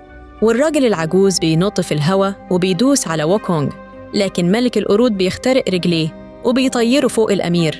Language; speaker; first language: Arabic; native; Arabic